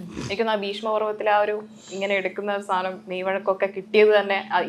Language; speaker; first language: Malayalam; native; Malayalam